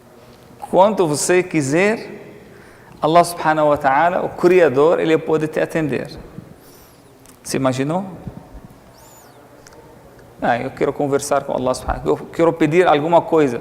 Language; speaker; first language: Portuguese; non-native, fluent; Arabic